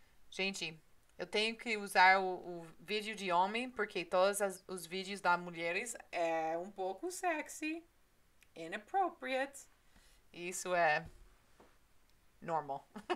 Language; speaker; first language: Portuguese; non-native, learner; English